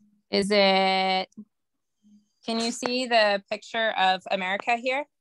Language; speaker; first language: English; native; English